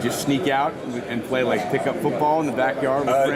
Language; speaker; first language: English; native; English